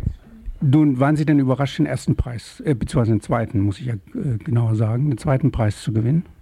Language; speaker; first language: German; native; German